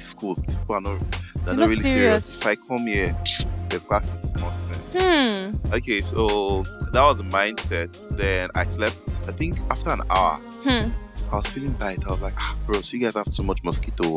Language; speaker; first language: English; non-native, local second language; Yoruba